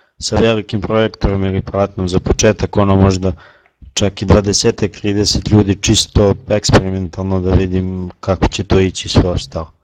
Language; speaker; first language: Serbian; native; Serbian